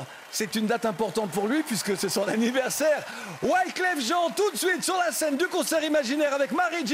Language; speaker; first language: French; native; French